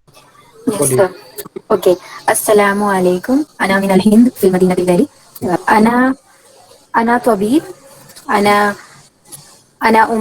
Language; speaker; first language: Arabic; non-native, learner; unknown